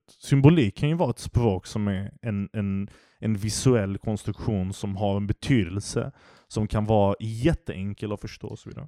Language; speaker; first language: Swedish; early bilingual, other home language; Turkish